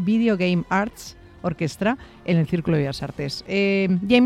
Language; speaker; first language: Spanish; native; Spanish